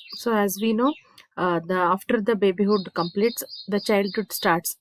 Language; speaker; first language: English; non-native, local second language; Kannada